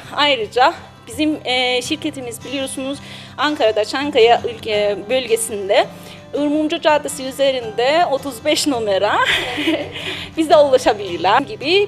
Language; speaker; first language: Turkish; non-native, learner; Persian